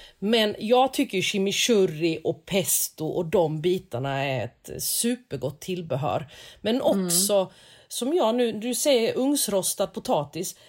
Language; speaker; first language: Swedish; native; Swedish